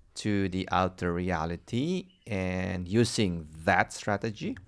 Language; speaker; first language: English; non-native, fluent; Indonesian